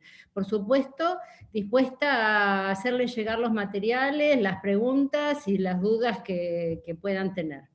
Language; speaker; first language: Spanish; native; Spanish